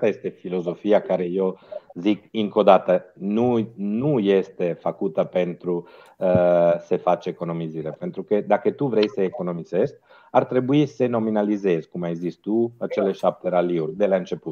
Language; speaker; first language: Romanian; non-native, fluent; Italian